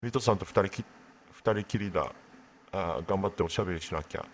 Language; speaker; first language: Japanese; non-native, learner; English